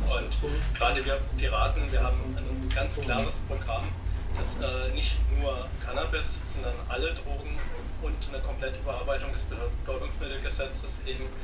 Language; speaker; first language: German; native; German